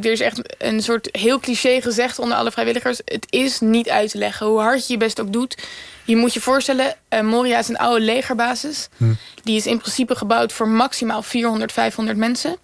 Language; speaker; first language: Dutch; native; Dutch